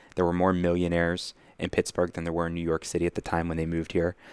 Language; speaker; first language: English; native; English